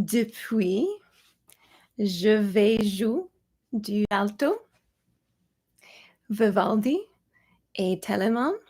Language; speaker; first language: French; non-native, learner; English